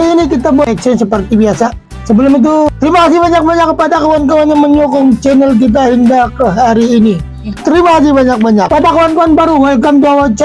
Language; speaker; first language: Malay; non-native, fluent; Filipino